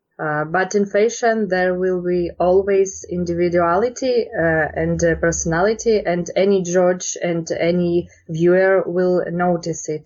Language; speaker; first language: English; non-native, learner; Russian